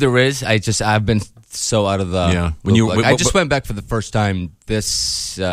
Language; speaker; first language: English; non-native, fluent; Russian